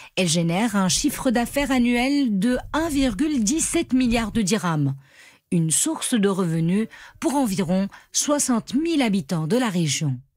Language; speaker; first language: French; non-native, local second language; Arabic